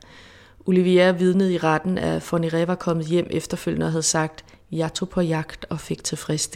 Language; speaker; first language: Danish; native; Danish